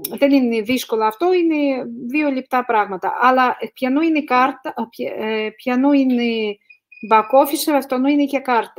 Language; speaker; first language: Greek; non-native, fluent; Russian